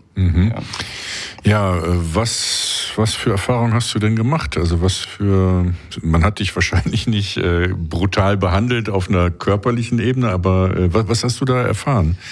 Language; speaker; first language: German; native; German